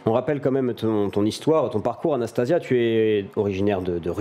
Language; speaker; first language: French; native; French